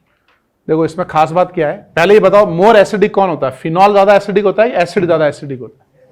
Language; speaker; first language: Hindi; native; Hindi